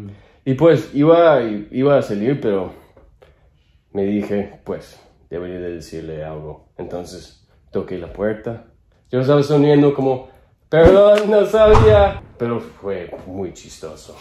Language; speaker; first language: Spanish; non-native, fluent; English